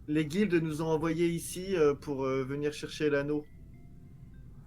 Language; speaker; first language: French; native; French